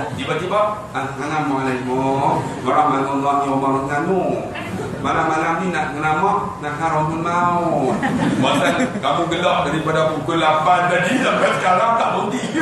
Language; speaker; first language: Malay; native; Malay